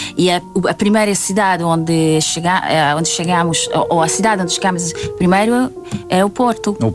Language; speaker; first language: Portuguese; non-native, fluent; Hungarian